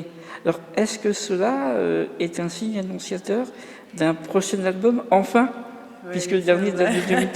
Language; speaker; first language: French; native; French